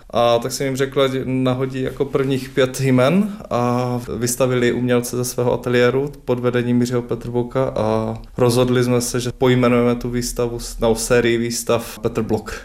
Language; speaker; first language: Czech; native; Czech